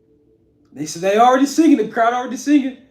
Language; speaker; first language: English; native; English